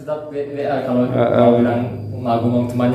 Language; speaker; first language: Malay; non-native, learner; Turkish